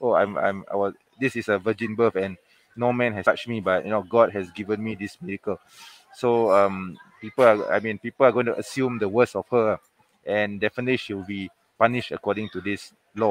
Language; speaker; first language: English; non-native, local second language; Malay